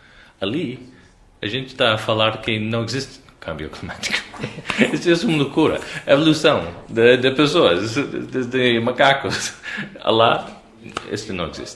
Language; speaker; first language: Portuguese; non-native, learner; English